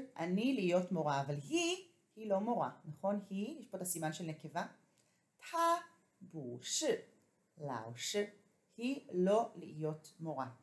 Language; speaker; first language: Hebrew; native; Hebrew